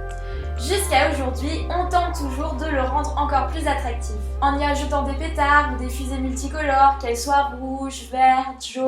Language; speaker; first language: French; native; French